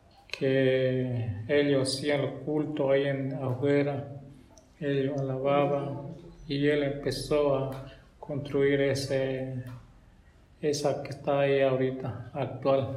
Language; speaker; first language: Spanish; non-native, local second language; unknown